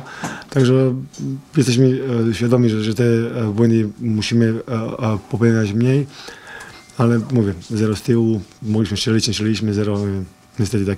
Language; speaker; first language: Polish; non-native, fluent; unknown